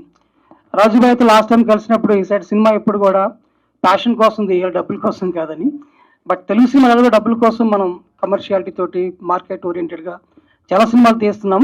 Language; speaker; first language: Telugu; native; Telugu